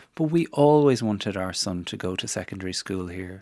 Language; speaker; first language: English; native; English